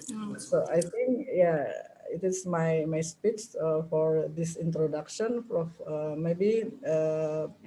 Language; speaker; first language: English; non-native, local second language; Indonesian